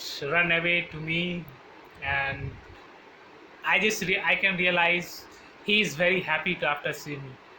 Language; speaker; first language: English; non-native, learner; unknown